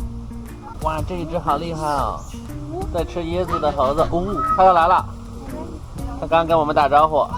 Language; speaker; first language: Chinese; native; Chinese